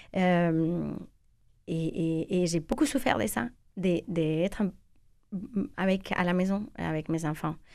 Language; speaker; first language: French; non-native, fluent; Spanish